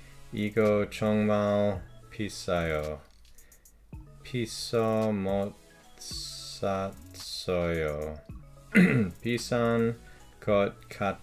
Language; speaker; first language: Korean; non-native, learner; English